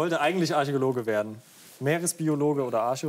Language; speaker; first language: German; native; German